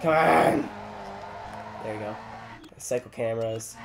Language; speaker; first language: English; native; English